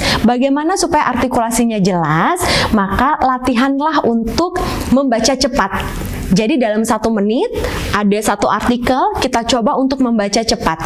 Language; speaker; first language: Indonesian; native; Indonesian